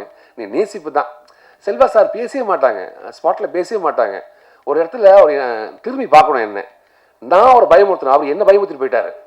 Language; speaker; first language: Tamil; native; Tamil